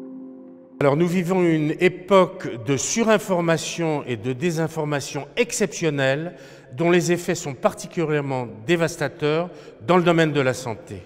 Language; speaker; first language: French; native; French